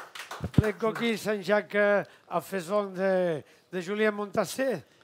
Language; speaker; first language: French; non-native, fluent; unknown